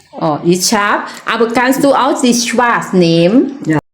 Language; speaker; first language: German; non-native, fluent; Thai